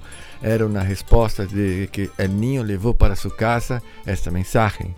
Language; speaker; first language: Spanish; non-native, learner; Portuguese